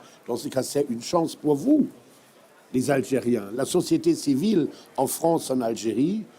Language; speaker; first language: French; non-native, fluent; German